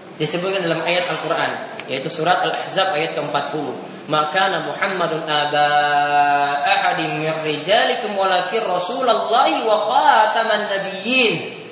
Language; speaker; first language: Indonesian; native; Indonesian